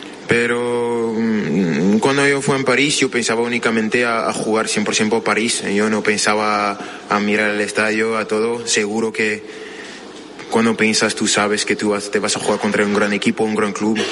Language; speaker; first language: Spanish; non-native, fluent; French